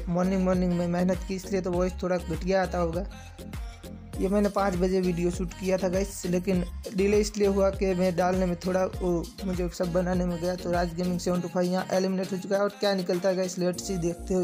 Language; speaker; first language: Hindi; native; Hindi